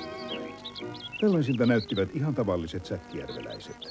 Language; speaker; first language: Finnish; native; Finnish